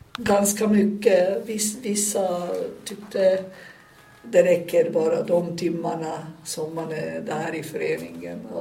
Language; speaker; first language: Swedish; non-native, fluent; Hungarian